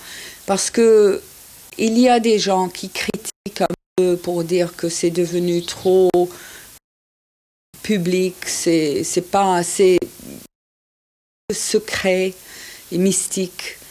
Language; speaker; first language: French; non-native, fluent; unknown